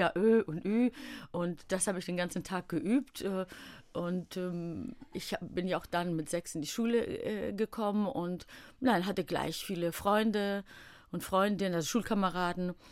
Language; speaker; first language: German; early bilingual, other home language; Greek